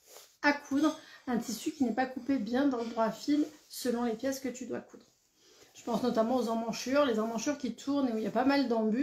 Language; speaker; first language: French; native; French